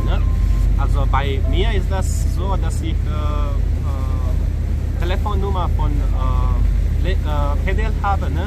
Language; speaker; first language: German; non-native, fluent; Serbian